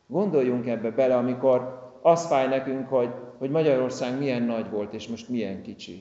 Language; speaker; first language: Hungarian; native; Hungarian